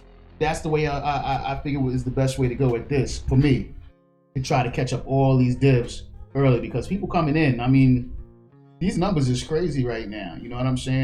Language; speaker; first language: English; native; English